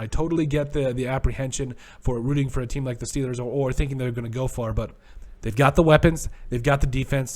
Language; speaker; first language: English; native; English